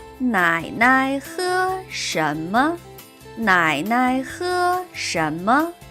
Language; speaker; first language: Chinese; non-native, learner; Thai